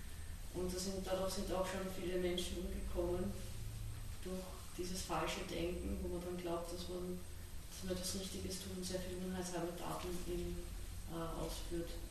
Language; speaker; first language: German; native; German